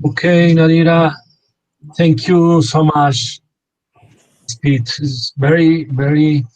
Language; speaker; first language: English; non-native, learner; Spanish